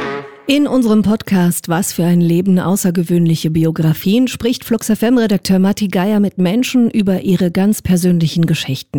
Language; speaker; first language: German; native; German